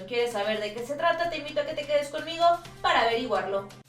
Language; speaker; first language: Spanish; native; Spanish